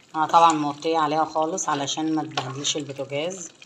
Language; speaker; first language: Arabic; native; Arabic